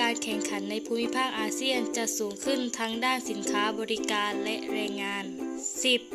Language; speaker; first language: Thai; native; Thai